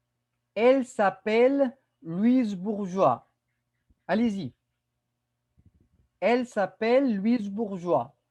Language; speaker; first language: French; non-native, fluent; Spanish